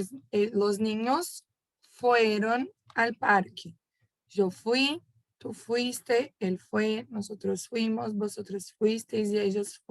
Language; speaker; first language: Spanish; non-native, fluent; Portuguese